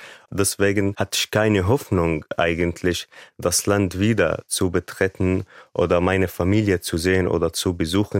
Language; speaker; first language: German; non-native, fluent; Arabic